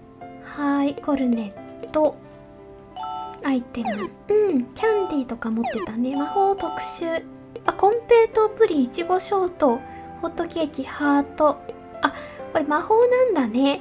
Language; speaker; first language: Japanese; native; Japanese